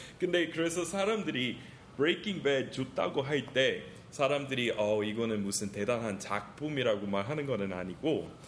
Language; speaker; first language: Korean; non-native, fluent; English